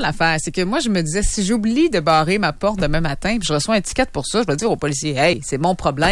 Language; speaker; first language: French; native; French